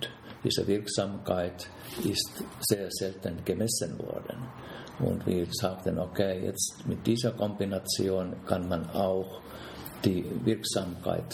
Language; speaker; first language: German; non-native, fluent; Finnish